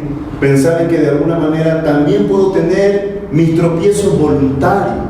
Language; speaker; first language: Spanish; native; Spanish